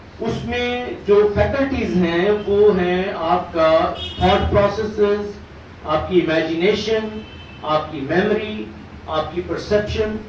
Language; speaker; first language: Urdu; native; Urdu